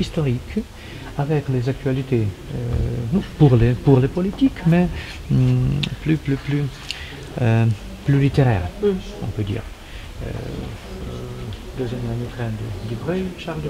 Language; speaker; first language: French; non-native, learner; Ukrainian